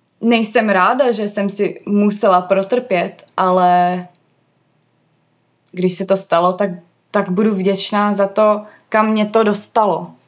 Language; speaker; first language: Czech; early bilingual, other home language; English